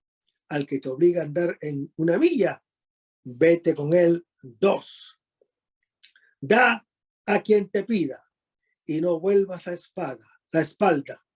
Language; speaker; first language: Spanish; native; Spanish